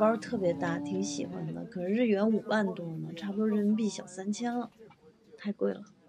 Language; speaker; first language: Chinese; native; Chinese